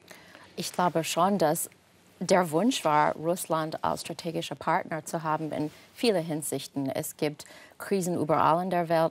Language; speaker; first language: German; non-native, fluent; English